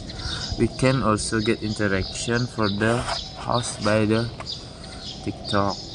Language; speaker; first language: English; non-native, learner; Indonesian